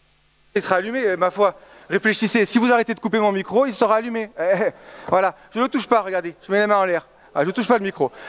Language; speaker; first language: French; native; French